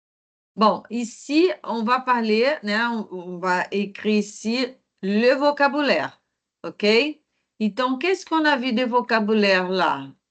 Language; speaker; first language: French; non-native, fluent; Portuguese